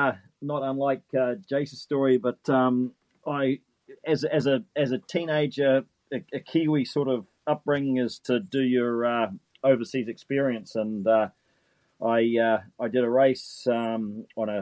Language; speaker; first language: English; native; English